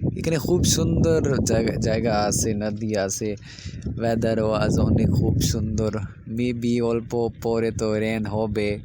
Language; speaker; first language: Bangla; non-native, learner; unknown